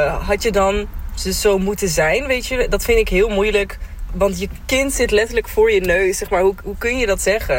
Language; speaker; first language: Dutch; native; Dutch